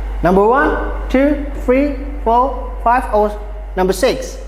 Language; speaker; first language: English; non-native, fluent; Indonesian